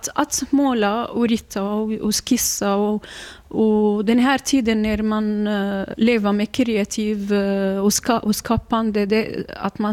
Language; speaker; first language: Swedish; non-native, learner; Arabic